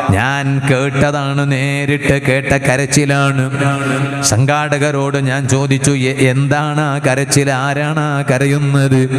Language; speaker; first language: Malayalam; non-native, local second language; Kannada